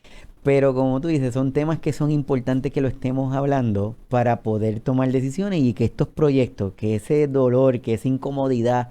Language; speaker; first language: Spanish; native; Spanish